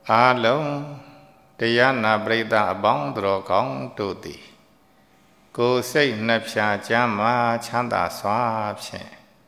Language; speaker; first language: Burmese; native; Burmese